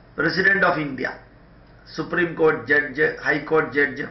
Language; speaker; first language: English; non-native, local second language; Malayalam